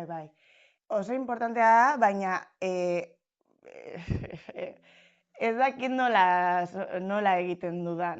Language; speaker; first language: Basque; non-native, local second language; Spanish